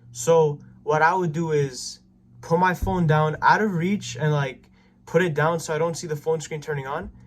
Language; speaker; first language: English; native; English